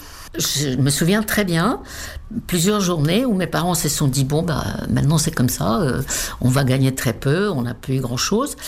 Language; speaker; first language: French; non-native, fluent; Czech